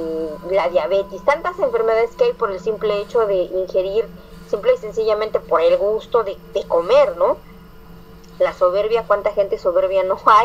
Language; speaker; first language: Spanish; native; Spanish